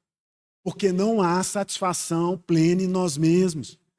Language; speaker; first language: Portuguese; native; Portuguese